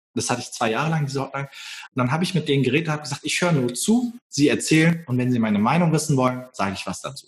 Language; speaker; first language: German; early bilingual, other home language; Turkish